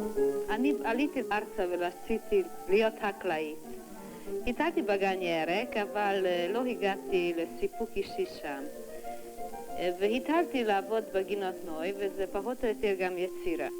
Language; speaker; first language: Hebrew; non-native, fluent; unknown